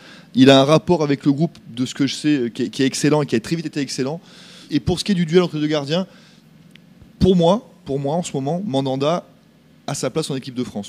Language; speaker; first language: French; native; French